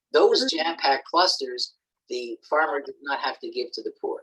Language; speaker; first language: English; native; English